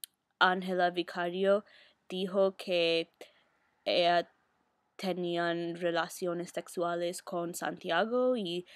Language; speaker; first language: Spanish; non-native, learner; English